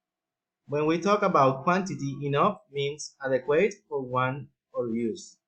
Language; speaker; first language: English; non-native, fluent; Spanish